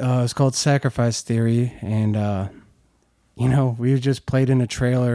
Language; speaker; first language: English; native; English